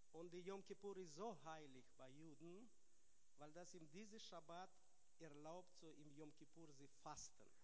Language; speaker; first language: German; non-native, learner; Russian